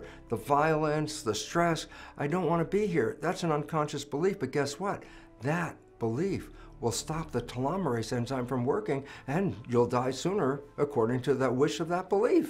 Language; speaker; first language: English; native; English